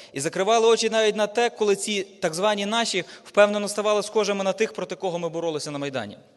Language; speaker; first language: Ukrainian; native; Ukrainian